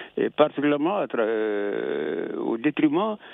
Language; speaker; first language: French; non-native, local second language; Bambara